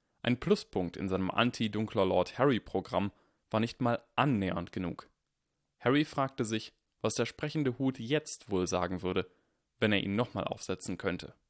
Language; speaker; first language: German; native; German